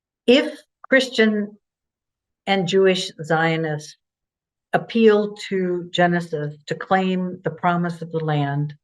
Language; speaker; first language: English; native; English